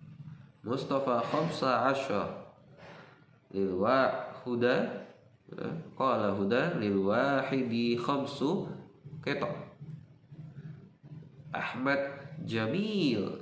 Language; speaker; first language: Arabic; non-native, fluent; Indonesian